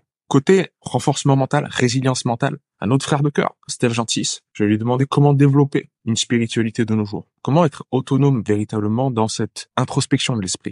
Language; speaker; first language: French; native; French